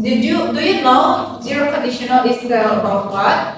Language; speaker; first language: English; non-native, fluent; Indonesian